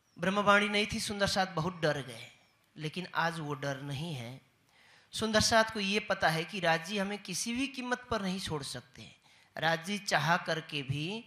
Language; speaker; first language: Hindi; native; Hindi